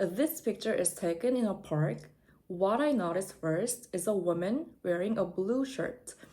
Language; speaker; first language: English; non-native, learner; Korean